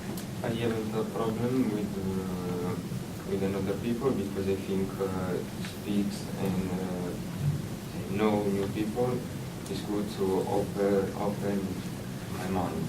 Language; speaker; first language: English; non-native, learner; Italian